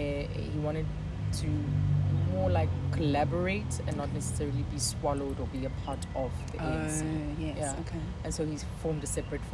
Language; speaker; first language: English; non-native, local second language; Zulu